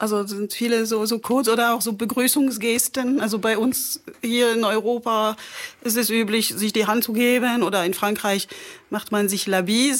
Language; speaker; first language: German; non-native, fluent; French